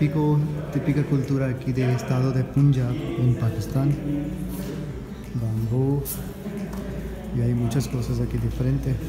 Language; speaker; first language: Spanish; non-native, fluent; Urdu